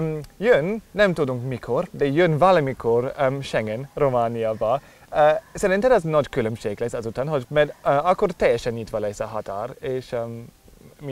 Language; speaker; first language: Hungarian; non-native, learner; English